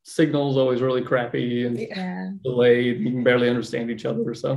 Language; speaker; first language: English; native; English